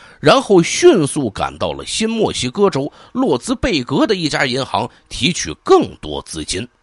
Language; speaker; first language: Chinese; native; Chinese